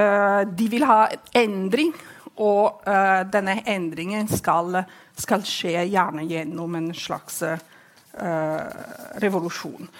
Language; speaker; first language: Norwegian; non-native, fluent; Italian